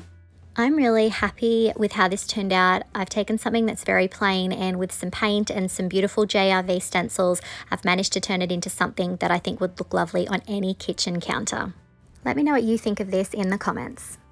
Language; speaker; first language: English; native; English